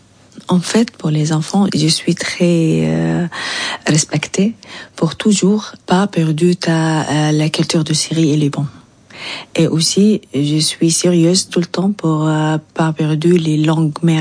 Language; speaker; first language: French; non-native, learner; Arabic